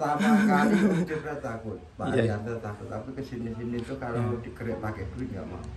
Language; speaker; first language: Indonesian; non-native, local second language; Javanese